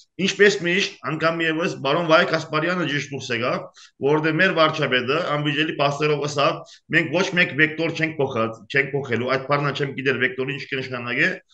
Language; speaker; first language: Armenian; early bilingual, heritage; Armenian